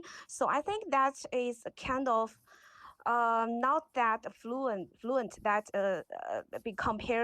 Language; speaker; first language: English; non-native, learner; Chinese